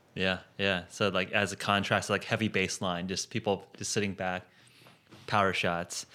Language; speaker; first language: English; native; English